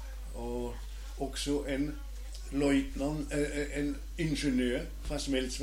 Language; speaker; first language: Norwegian; non-native, learner; German